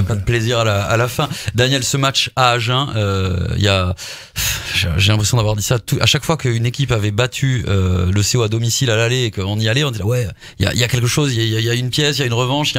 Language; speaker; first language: French; native; French